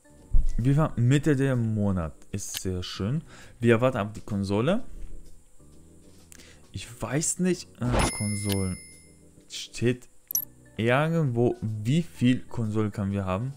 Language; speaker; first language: German; non-native, learner; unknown